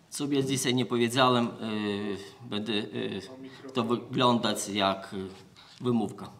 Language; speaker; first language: Polish; non-native, learner; Ukrainian